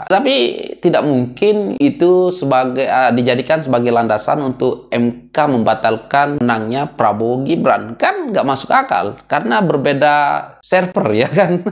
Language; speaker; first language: Indonesian; native; Indonesian